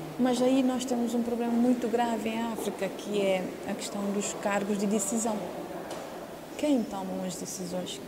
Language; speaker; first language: Portuguese; non-native, local second language; Kabuverdianu